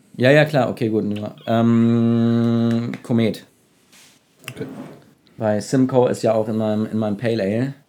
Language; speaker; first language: German; native; German